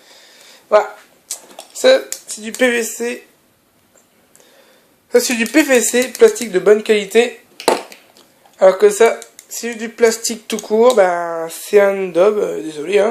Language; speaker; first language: French; native; French